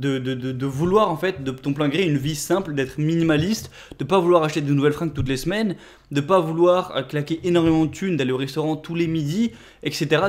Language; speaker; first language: French; native; French